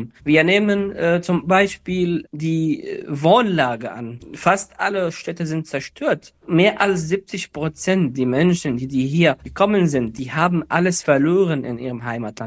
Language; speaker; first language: German; non-native, fluent; Arabic